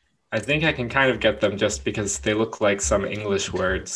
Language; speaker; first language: English; native; English